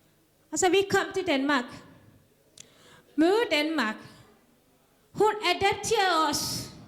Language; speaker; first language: Danish; non-native, fluent; Tamil